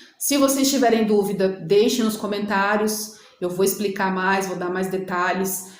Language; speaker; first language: Portuguese; native; Portuguese